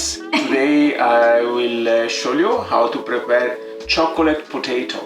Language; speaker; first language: English; non-native, fluent; Italian